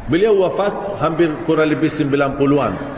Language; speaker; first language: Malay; non-native, fluent; Arabic